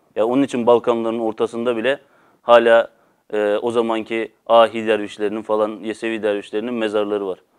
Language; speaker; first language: Turkish; native; Turkish